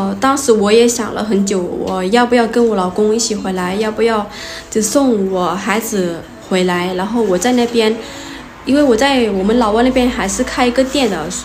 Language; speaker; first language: Chinese; non-native, fluent; Lao